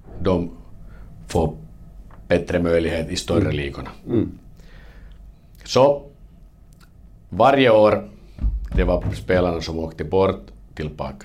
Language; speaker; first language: Swedish; non-native, learner; Finnish